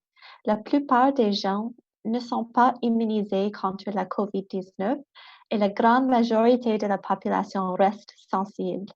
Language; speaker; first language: French; non-native, local second language; English